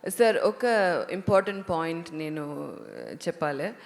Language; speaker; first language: Telugu; non-native, learner; Tamil